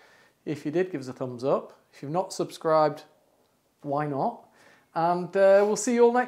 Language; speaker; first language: English; native; English